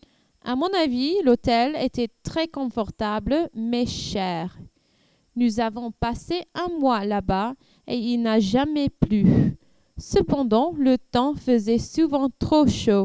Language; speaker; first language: French; non-native, learner; English